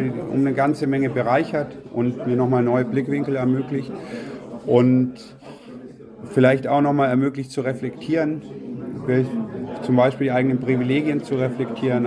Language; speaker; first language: German; native; German